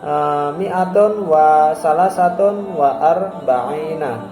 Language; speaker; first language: Arabic; non-native, learner; Indonesian